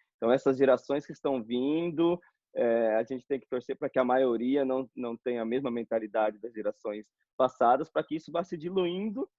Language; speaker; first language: Portuguese; native; Portuguese